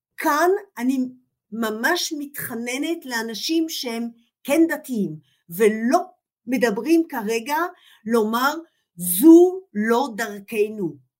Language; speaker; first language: Hebrew; non-native, fluent; French